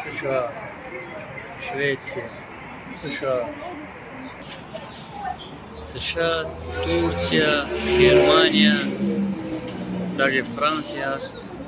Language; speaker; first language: Russian; non-native, local second language; Tajik